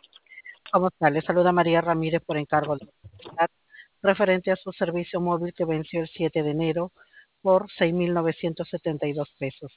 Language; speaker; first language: Spanish; native; Spanish